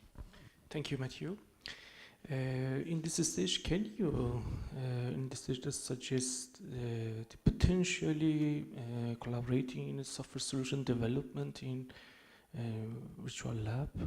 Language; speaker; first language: English; non-native, learner; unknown